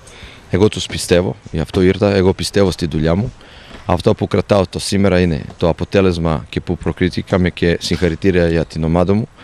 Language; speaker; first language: Greek; non-native, fluent; Serbian